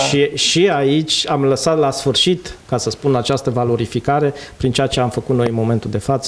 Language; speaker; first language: Romanian; native; Romanian